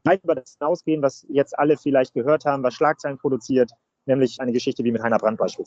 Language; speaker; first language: German; native; German